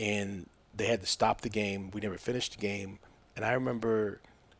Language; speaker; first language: English; native; English